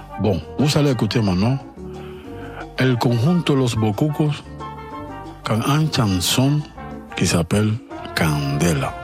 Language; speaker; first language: French; non-native, learner; Spanish